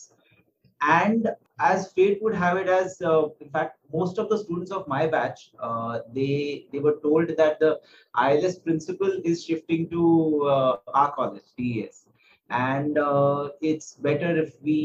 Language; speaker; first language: English; non-native, local second language; Marathi